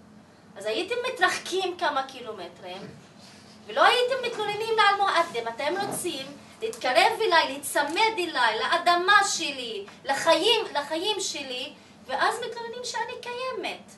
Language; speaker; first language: Hebrew; non-native, local second language; Arabic